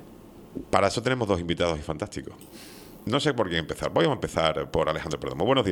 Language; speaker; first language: Spanish; native; Spanish